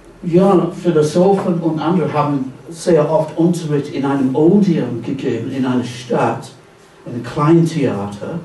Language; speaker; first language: German; non-native, fluent; English